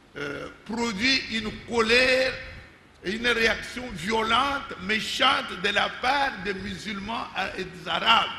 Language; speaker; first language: French; non-native, local second language; Luba-Lulua